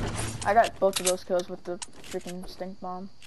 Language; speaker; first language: English; native; English